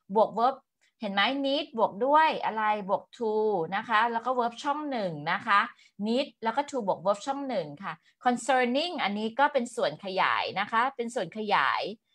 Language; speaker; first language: Thai; native; Thai